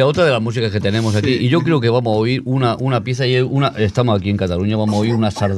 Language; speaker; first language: Spanish; native; Spanish